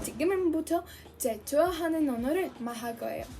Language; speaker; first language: Korean; non-native, learner; Spanish